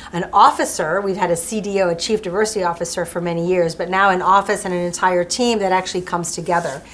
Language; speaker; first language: English; early bilingual, other home language; French